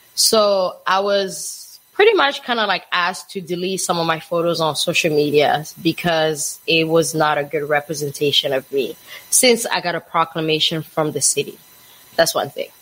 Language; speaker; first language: English; non-native, fluent; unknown